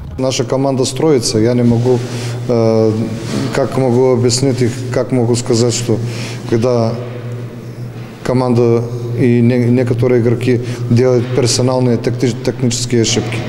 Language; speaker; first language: Russian; non-native, fluent; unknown